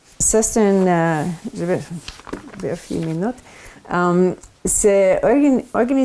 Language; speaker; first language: French; non-native, local second language; English